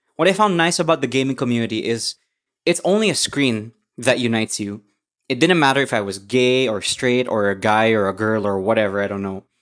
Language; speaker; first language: English; non-native, local second language; Filipino